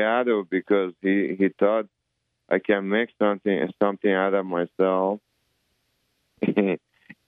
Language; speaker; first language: English; early bilingual, other home language; Persian